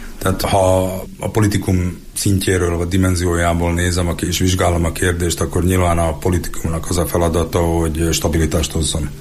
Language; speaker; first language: Hungarian; native; Hungarian